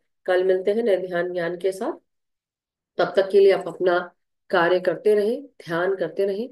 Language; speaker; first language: Hindi; native; Hindi